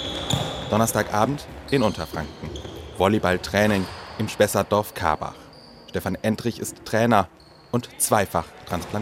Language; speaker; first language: German; native; German